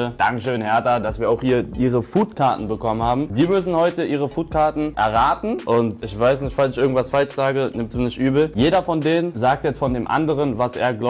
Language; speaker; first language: German; native; German